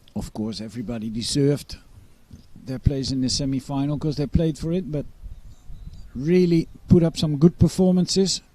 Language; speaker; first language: English; non-native, fluent; Dutch